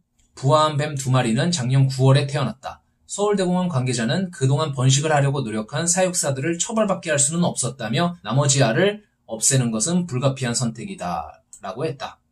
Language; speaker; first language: Korean; native; Korean